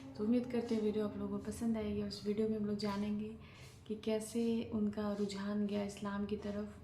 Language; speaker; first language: Urdu; native; Urdu